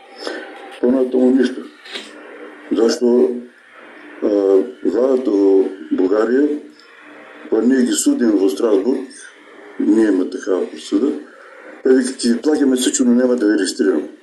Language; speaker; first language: Bulgarian; non-native, local second language; Macedonian